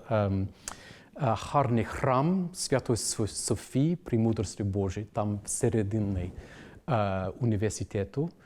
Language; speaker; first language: Ukrainian; non-native, fluent; English